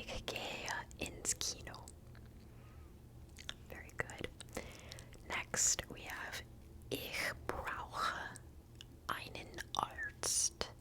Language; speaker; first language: German; non-native, learner; English